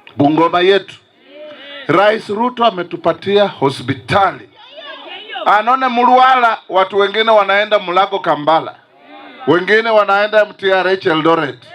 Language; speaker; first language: Swahili; non-native, local second language; Luyia